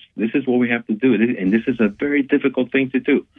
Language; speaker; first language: English; non-native, fluent; Spanish